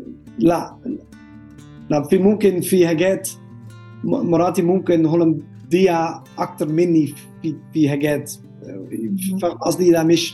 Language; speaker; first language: Arabic; non-native, learner; Dutch